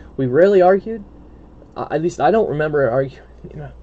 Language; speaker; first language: English; native; English